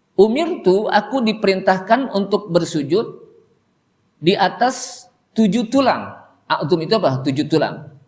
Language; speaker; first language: Indonesian; native; Indonesian